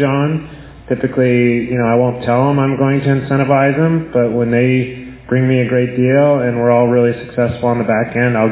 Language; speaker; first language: English; native; English